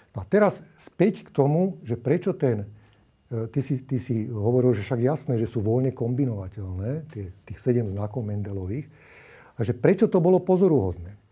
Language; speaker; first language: Slovak; native; Slovak